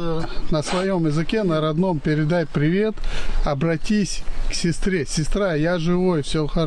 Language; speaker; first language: Russian; native; Russian